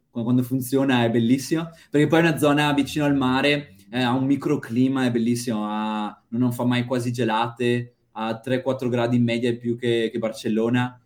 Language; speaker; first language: Italian; native; Italian